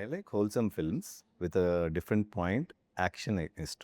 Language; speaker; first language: Telugu; native; Telugu